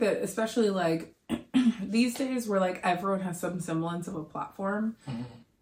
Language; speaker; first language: English; native; English